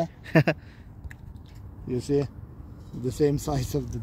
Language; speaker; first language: English; non-native, fluent; Swedish